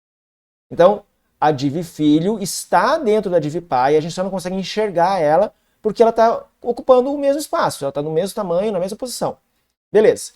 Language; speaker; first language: Portuguese; native; Portuguese